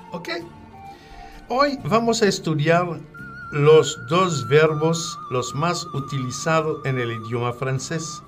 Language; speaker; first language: Spanish; non-native, fluent; French